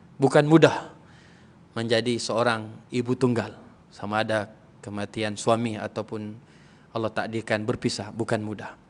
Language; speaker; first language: Malay; non-native, local second language; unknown